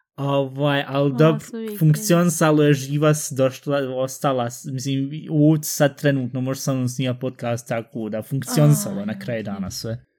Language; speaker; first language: Bosnian; early bilingual, heritage; Bosnian